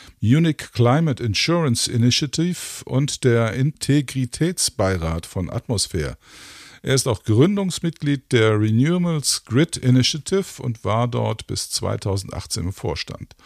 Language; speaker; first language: German; native; German